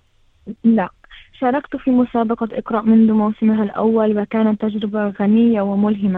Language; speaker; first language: Arabic; early bilingual, heritage; Arabic